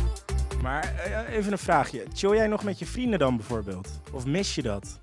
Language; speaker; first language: Dutch; native; Dutch